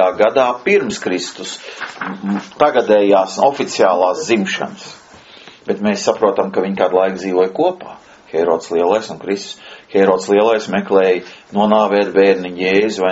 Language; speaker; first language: Latvian; native; Latvian